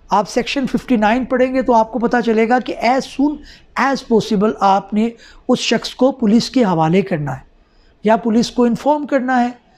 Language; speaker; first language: Urdu; non-native, local second language; Punjabi